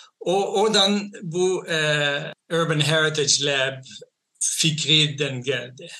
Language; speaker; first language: Turkish; non-native, fluent; Dutch